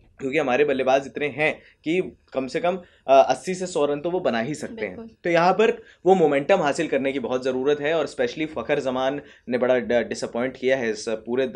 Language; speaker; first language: Hindi; native; Hindi